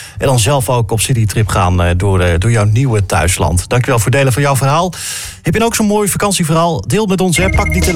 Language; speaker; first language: Dutch; native; Dutch